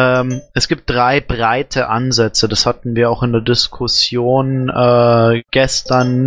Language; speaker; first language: German; native; German